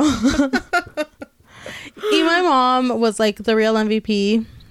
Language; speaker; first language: English; early bilingual, other home language; Spanish